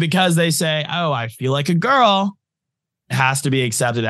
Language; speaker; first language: English; native; English